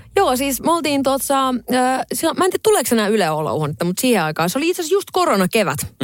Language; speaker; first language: Finnish; native; Finnish